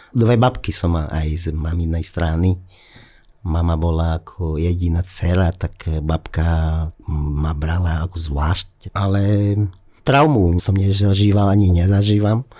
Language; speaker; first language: Slovak; non-native, fluent; Vietnamese